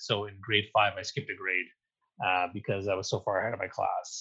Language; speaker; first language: English; native; English